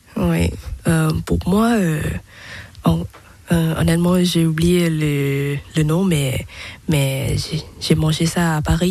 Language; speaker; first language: French; non-native, learner; Thai